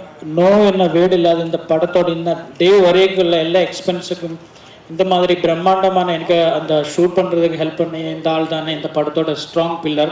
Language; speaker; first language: Tamil; non-native, learner; Malayalam